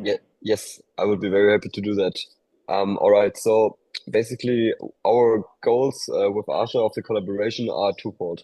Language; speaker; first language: English; non-native, fluent; German